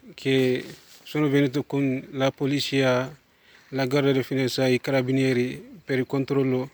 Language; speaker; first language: Italian; non-native, learner; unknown